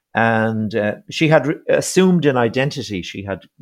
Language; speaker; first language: English; native; English